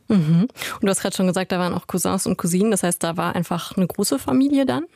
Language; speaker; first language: German; native; German